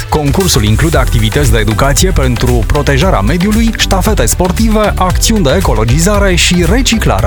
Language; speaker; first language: Romanian; native; Romanian